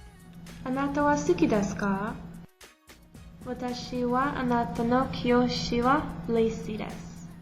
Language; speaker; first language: Japanese; non-native, learner; English